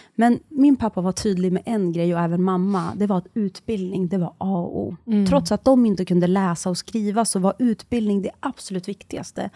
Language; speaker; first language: Swedish; early bilingual, other home language; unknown